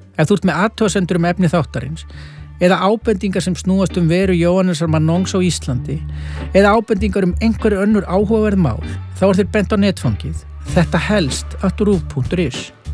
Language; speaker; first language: Icelandic; native; Icelandic